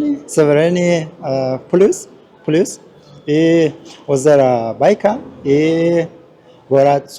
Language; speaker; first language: Russian; non-native, learner; Persian